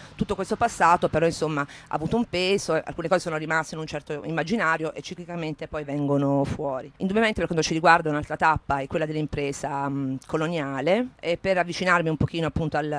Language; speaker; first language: Italian; native; Italian